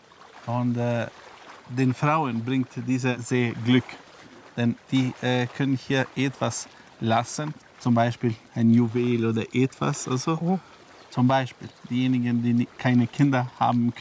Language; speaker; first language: German; non-native, fluent; Serbian